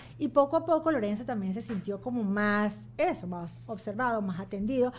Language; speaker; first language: Spanish; native; Spanish